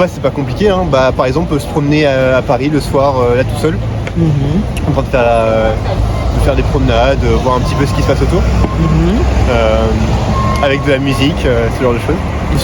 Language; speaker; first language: French; native; French